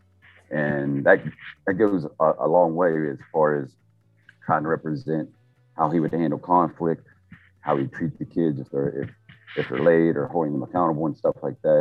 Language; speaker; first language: English; native; English